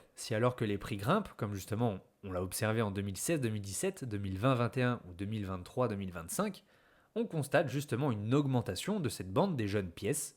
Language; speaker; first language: French; native; French